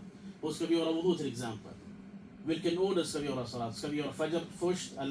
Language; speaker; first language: Swedish; non-native, fluent; Urdu